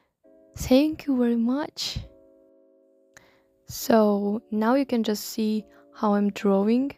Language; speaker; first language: English; non-native, learner; Russian